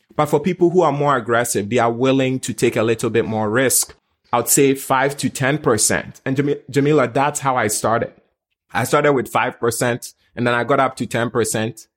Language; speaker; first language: English; non-native, local second language; Akan